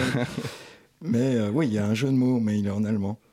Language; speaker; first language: French; native; French